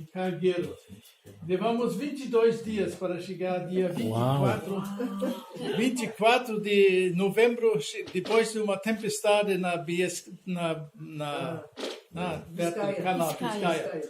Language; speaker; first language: Portuguese; non-native, fluent; German